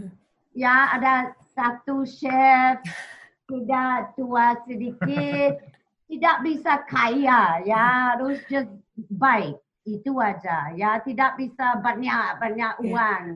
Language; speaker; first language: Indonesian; non-native, learner; English